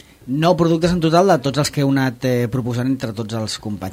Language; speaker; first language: Catalan; native; Catalan